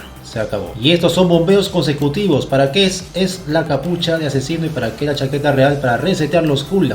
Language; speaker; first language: Spanish; native; Spanish